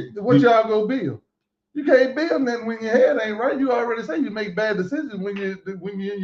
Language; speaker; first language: English; native; English